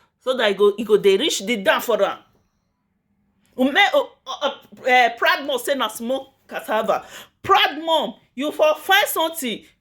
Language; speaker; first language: Nigerian Pidgin; native; Nigerian Pidgin